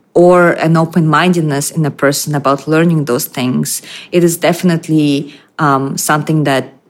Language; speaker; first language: English; non-native, fluent; Russian